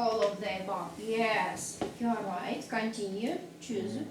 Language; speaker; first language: English; non-native, fluent; Russian